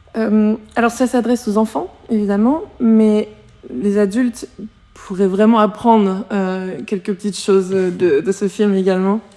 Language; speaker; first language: French; native; French